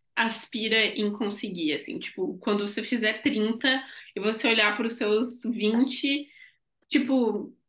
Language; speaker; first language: Portuguese; native; Portuguese